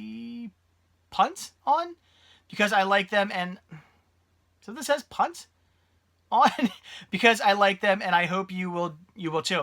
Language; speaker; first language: English; native; English